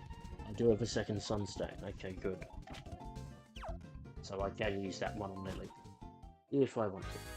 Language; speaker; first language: English; native; English